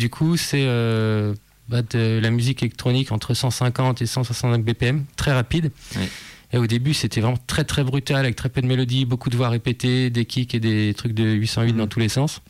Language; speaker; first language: French; native; French